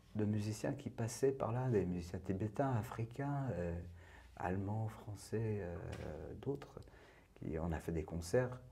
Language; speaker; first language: French; non-native, fluent; Persian